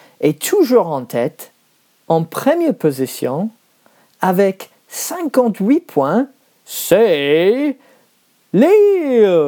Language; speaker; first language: French; non-native, learner; English